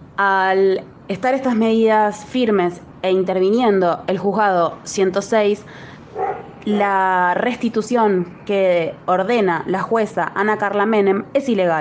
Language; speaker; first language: Spanish; native; Spanish